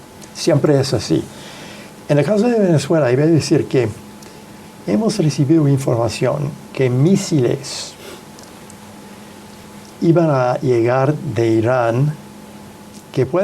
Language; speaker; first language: Spanish; non-native, fluent; English